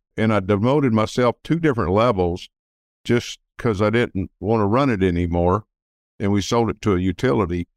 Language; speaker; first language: English; native; English